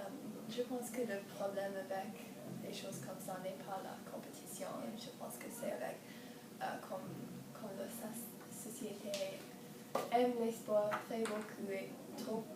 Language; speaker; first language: French; non-native, learner; English